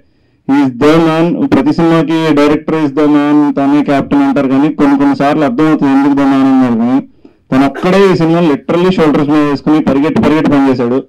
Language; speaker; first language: Telugu; native; Telugu